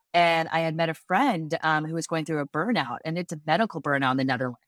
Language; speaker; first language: English; native; English